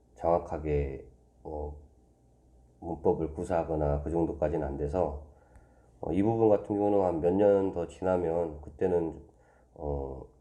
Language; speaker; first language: Korean; native; Korean